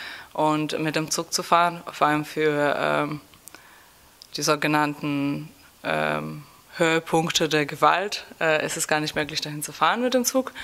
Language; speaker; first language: German; non-native, fluent; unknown